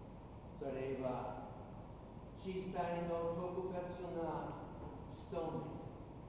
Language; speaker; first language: Japanese; non-native, fluent; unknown